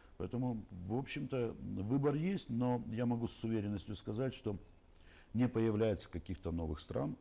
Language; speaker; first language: Russian; native; Russian